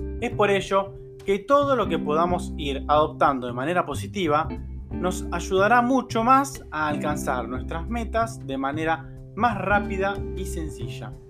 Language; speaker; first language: Spanish; native; Spanish